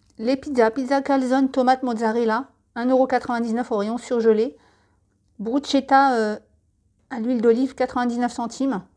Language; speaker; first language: French; native; French